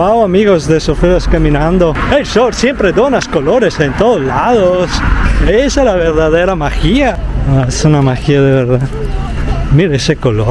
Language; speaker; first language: Spanish; non-native, fluent; Italian